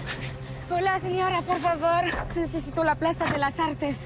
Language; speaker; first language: Spanish; non-native, learner; French